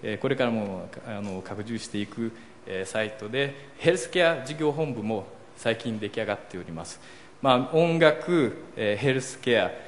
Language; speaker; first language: Japanese; early bilingual, heritage; Portuguese